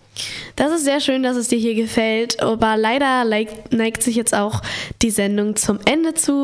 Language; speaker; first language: German; native; German